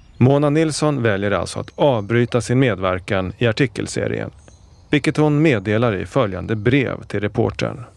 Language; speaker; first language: Swedish; native; Swedish